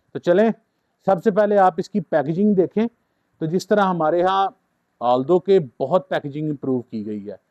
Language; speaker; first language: Urdu; native; Urdu